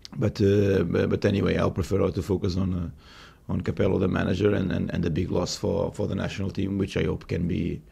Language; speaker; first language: English; non-native, fluent; Portuguese